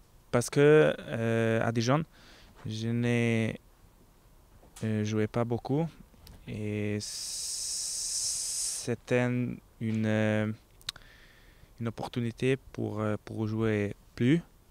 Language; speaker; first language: French; non-native, learner; Hungarian